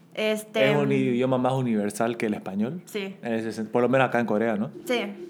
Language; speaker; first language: Spanish; early bilingual, other home language; Korean